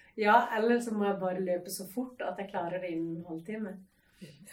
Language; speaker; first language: Norwegian; native; Norwegian